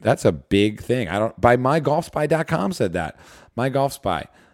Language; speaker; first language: English; native; English